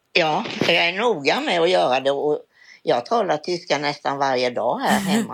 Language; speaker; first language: Swedish; native; Swedish